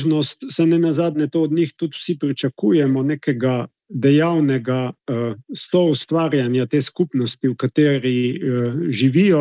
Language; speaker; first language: Slovenian; native; Slovenian